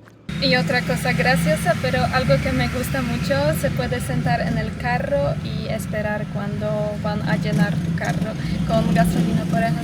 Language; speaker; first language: Spanish; non-native, learner; Polish